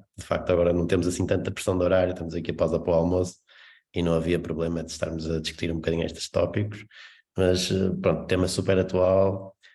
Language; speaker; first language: Portuguese; native; Portuguese